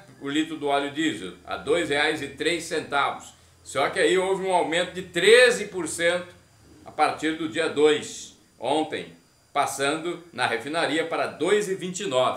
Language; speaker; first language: Portuguese; native; Portuguese